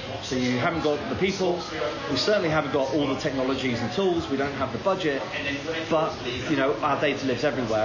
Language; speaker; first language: English; native; English